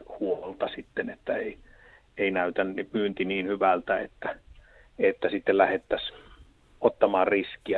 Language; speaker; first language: Finnish; native; Finnish